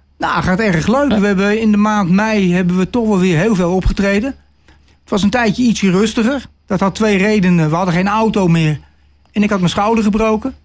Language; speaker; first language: Dutch; native; Dutch